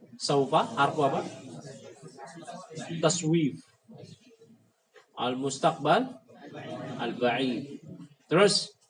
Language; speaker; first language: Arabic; non-native, fluent; Indonesian